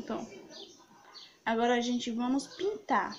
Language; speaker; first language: Portuguese; native; Portuguese